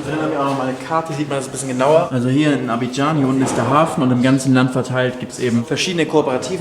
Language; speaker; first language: German; native; German